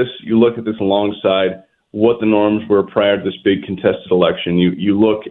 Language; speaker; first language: English; native; English